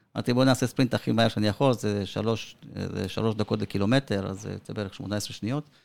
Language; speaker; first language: Hebrew; early bilingual, other home language; Spanish